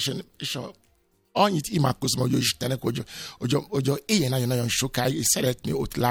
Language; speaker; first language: Hungarian; non-native, fluent; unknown